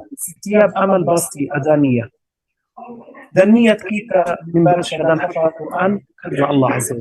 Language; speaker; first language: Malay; non-native, learner; Arabic